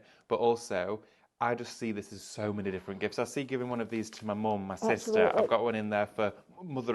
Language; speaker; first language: English; native; English